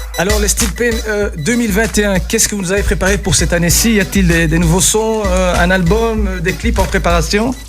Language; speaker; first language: French; native; French